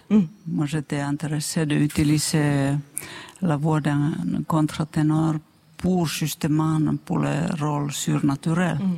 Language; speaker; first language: French; non-native, fluent; Finnish